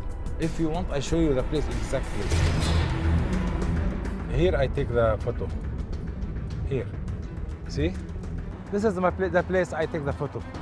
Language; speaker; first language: English; non-native, learner; Arabic